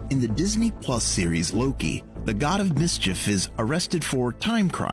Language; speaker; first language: English; native; English